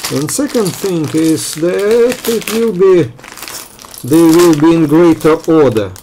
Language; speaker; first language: English; non-native, fluent; Russian